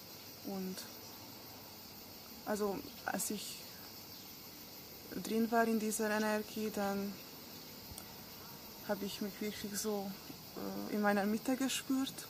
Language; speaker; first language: German; non-native, fluent; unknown